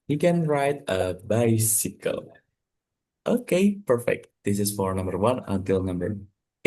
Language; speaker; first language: English; non-native, fluent; Indonesian